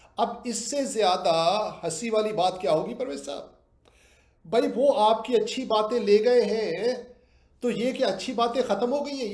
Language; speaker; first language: Urdu; native; Urdu